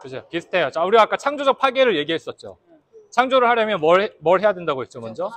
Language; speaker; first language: Korean; native; Korean